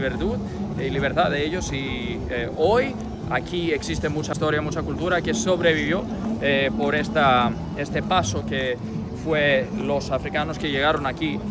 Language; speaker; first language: Spanish; non-native, fluent; Portuguese